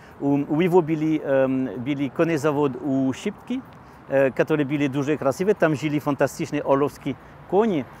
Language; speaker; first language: Ukrainian; non-native, learner; French